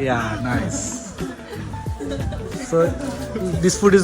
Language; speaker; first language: English; non-native, learner; Bangla